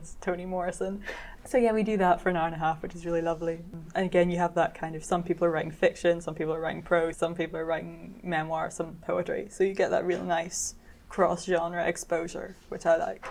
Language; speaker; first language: English; native; English